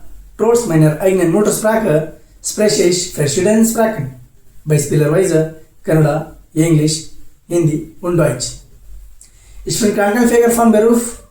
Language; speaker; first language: German; non-native, learner; Kannada